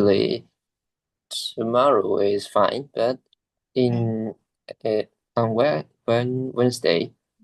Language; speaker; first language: English; non-native, learner; Chinese